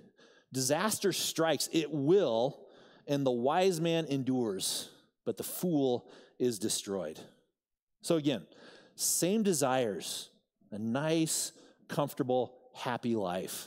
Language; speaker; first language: English; native; English